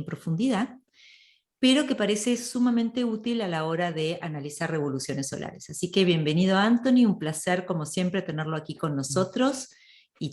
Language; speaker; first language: Spanish; native; Spanish